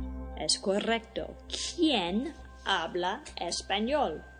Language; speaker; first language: Spanish; non-native, fluent; English